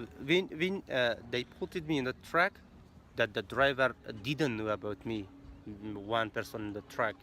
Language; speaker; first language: English; non-native, learner; Persian